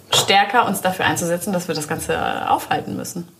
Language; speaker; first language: German; native; German